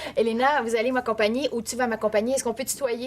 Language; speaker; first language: French; native; French